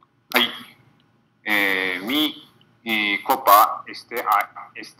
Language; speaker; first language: Spanish; non-native, learner; Japanese